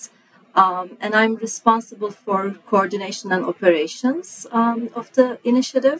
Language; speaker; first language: English; non-native, fluent; Turkish